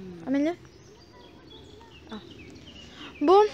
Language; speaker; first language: French; native; French